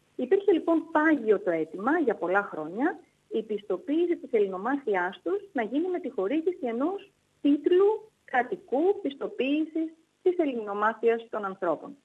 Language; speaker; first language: Greek; native; Greek